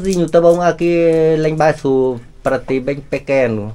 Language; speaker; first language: Portuguese; non-native, learner; Vietnamese